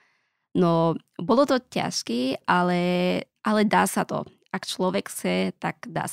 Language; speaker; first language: Slovak; non-native, learner; Pashto